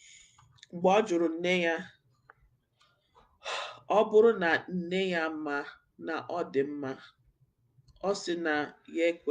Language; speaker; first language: Igbo; non-native, learner; English